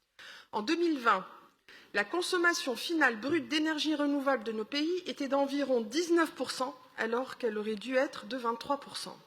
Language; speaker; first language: French; native; French